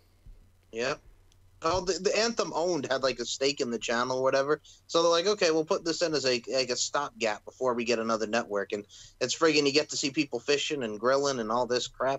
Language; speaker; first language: English; native; English